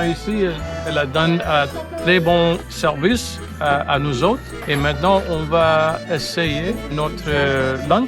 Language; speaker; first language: French; non-native, local second language; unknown